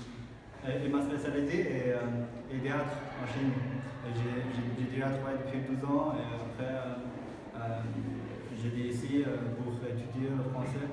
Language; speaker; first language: French; non-native, learner; Chinese